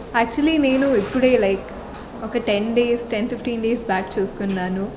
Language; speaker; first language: Telugu; non-native, learner; Tulu